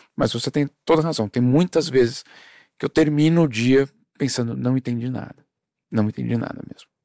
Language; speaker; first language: Portuguese; native; Portuguese